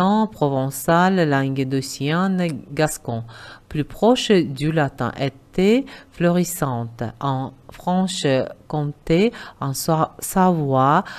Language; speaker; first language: French; non-native, fluent; Uzbek